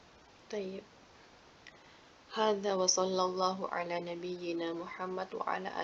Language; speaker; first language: Arabic; non-native, fluent; Indonesian